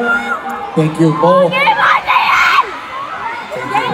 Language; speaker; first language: English; non-native, learner; Korean